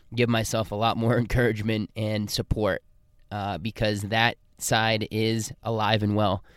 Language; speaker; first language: English; native; English